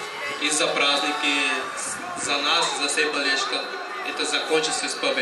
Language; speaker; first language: Russian; non-native, learner; Portuguese